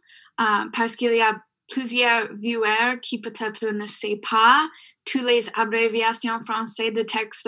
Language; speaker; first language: French; non-native, learner; English